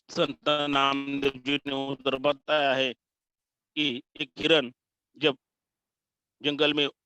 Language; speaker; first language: Hindi; non-native, local second language; Marathi